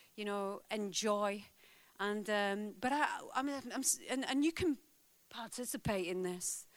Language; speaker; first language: English; native; English